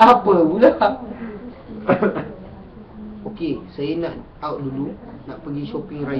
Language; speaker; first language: Malay; native; Malay